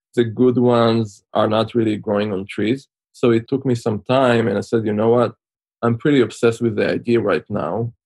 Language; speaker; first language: English; non-native, fluent; Hebrew